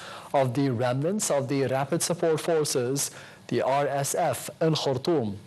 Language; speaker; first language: English; non-native, local second language; Arabic